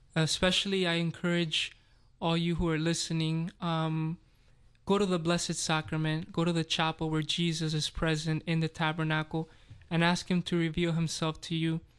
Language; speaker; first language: English; early bilingual, other home language; Spanish